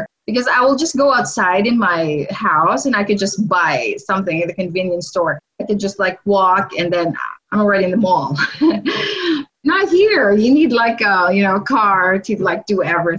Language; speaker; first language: English; non-native, local second language; Hiligaynon